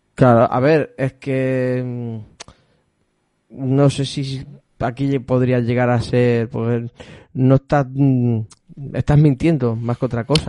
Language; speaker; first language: Spanish; native; Spanish